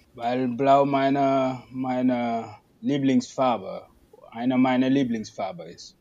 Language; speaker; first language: German; non-native, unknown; Wolof